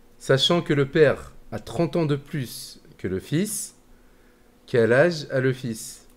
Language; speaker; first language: French; early bilingual, other home language; Arabic